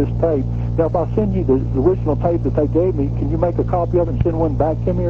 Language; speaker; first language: English; native; English